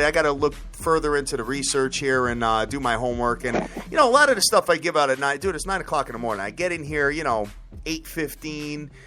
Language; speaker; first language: English; native; English